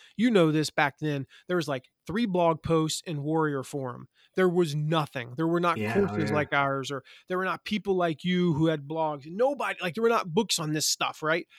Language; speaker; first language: English; native; English